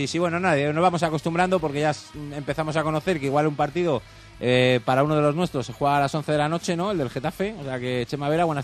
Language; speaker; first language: Spanish; native; Spanish